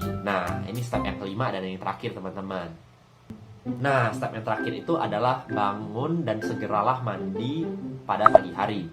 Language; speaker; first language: Indonesian; native; Indonesian